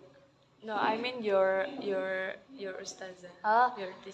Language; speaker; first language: English; non-native, learner; Indonesian